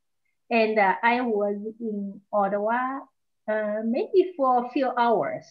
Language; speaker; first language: English; non-native, learner; Chinese